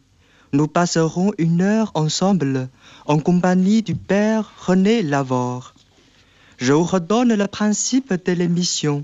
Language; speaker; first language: French; non-native, fluent; Chinese